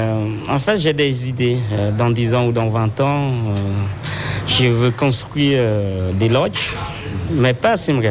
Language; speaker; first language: French; non-native, fluent; Khmer